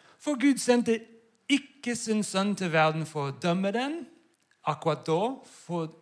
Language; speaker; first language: Norwegian; non-native, fluent; English